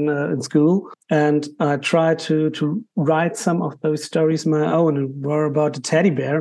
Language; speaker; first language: English; non-native, fluent; German